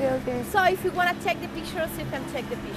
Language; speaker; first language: English; non-native, fluent; Italian